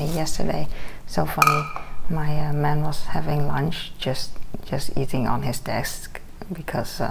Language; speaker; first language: English; non-native, fluent; Dutch